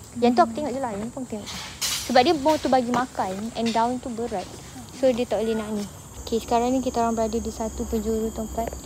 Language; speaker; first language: Malay; native; Malay